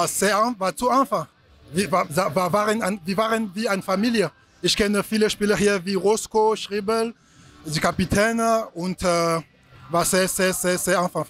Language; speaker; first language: German; non-native, learner; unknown